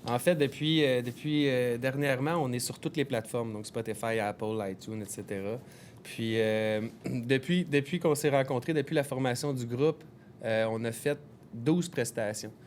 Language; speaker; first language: French; native; French